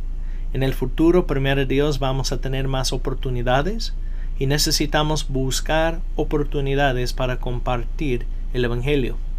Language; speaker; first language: Spanish; non-native, fluent; English